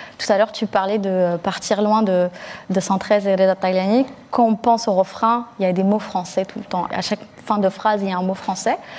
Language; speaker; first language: French; early bilingual, other home language; Arabic